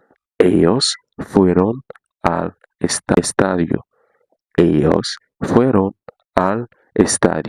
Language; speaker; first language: Spanish; non-native, fluent; Haitian Creole